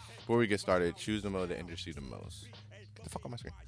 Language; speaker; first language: English; native; English